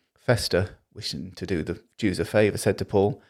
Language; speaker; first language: English; native; English